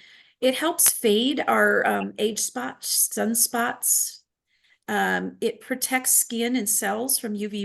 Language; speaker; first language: English; native; English